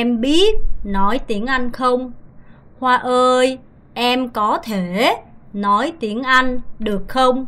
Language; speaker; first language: Vietnamese; non-native, fluent; Korean